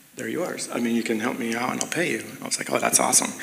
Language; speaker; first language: English; early bilingual, other home language; Spanish